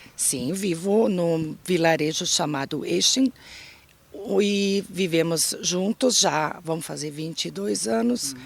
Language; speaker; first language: Portuguese; native; Portuguese